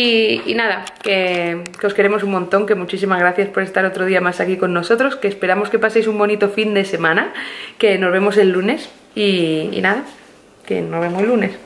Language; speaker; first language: Spanish; native; Spanish